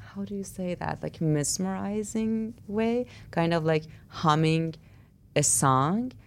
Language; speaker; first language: English; non-native, fluent; Persian